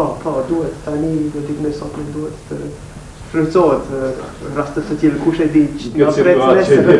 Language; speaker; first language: Albanian; non-native, fluent; English